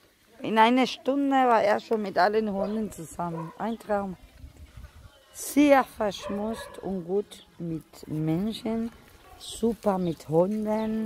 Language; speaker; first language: German; non-native, fluent; Spanish